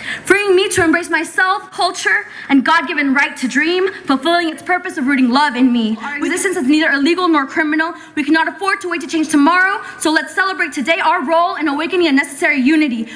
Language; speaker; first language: English; early bilingual, other home language; Spanish